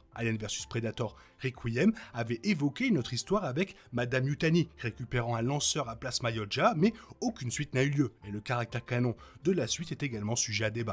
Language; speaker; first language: French; native; French